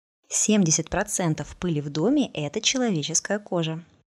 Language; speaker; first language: Russian; native; Russian